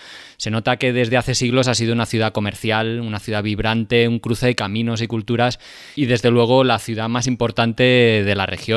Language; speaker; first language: Spanish; native; Spanish